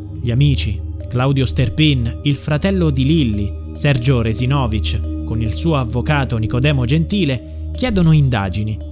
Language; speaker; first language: Italian; native; Italian